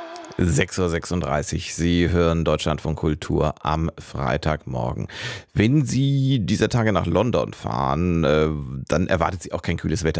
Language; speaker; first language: German; native; German